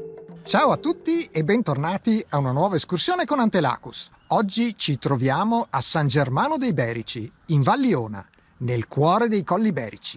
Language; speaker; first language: Italian; native; Italian